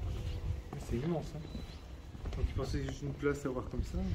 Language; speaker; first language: French; native; French